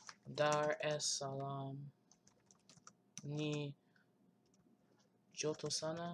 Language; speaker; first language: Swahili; non-native, learner; English